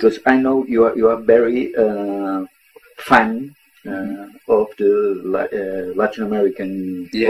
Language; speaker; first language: English; non-native, learner; Spanish